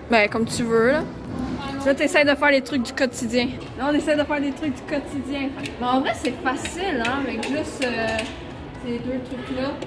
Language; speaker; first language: French; native; French